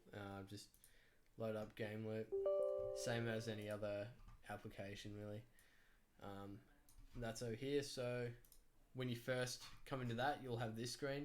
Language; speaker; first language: English; native; English